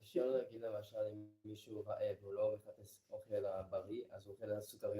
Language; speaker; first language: Hebrew; non-native, learner; English